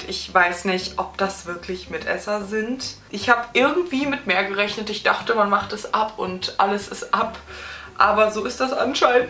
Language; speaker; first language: German; native; German